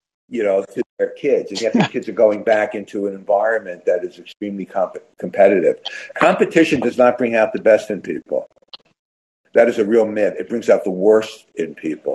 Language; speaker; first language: English; native; English